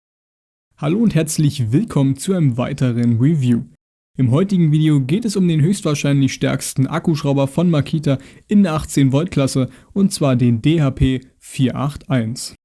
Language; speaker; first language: German; native; German